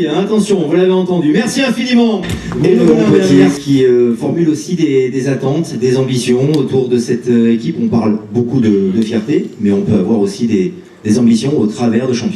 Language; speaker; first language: French; native; French